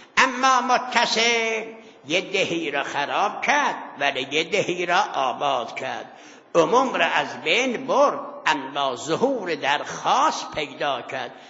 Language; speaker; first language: Persian; non-native, local second language; Azerbaijani